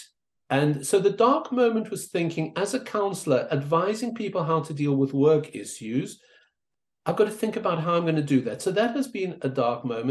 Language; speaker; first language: English; native; English